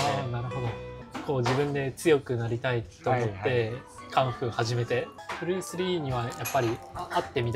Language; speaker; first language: Japanese; native; Japanese